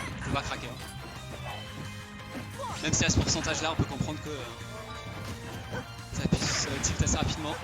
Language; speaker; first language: French; native; French